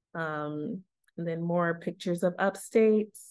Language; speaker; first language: English; native; English